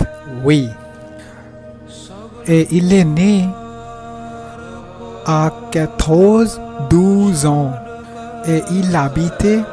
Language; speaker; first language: French; non-native, learner; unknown